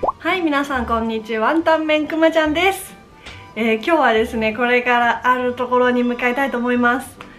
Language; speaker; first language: Japanese; early bilingual, other home language; Chinese